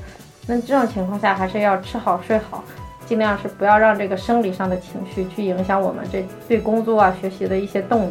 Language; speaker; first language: Chinese; native; Chinese